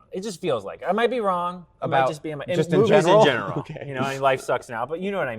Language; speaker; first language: English; native; English